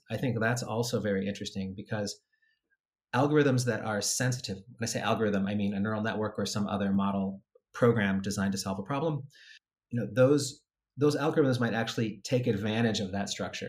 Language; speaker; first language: English; native; English